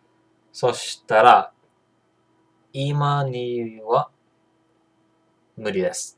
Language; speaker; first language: Japanese; non-native, learner; English